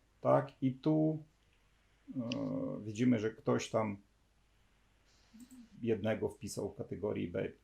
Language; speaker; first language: Polish; non-native, fluent; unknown